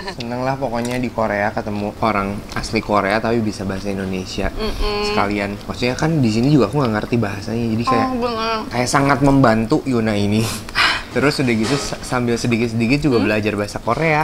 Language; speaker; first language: Indonesian; native; Indonesian